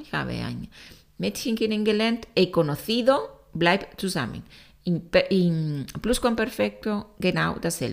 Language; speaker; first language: German; non-native, fluent; Spanish